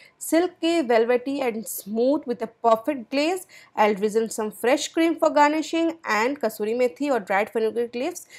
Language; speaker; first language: English; non-native, local second language; Odia